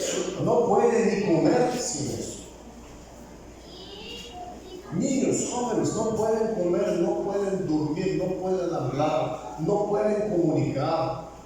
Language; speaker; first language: Spanish; non-native, fluent; Bulgarian